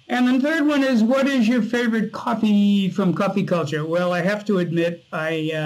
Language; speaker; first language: English; native; English